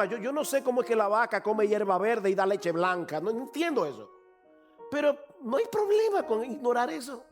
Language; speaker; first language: Spanish; native; Spanish